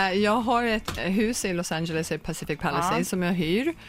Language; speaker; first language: Swedish; native; Swedish